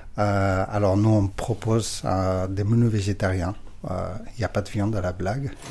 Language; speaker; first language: French; non-native, fluent; Spanish